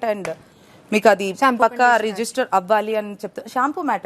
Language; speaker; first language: Telugu; native; Telugu